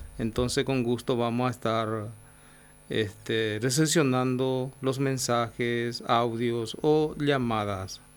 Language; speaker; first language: Spanish; native; Spanish